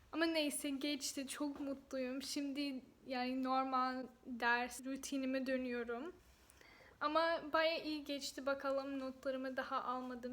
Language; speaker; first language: Turkish; non-native, fluent; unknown